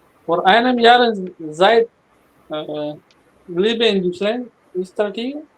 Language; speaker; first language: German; non-native, learner; Urdu